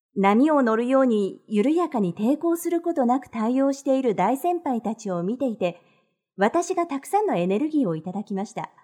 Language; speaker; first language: Japanese; native; Japanese